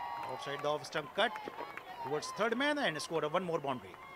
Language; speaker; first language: English; non-native, local second language; Urdu